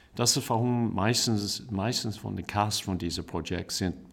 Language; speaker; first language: German; non-native, learner; English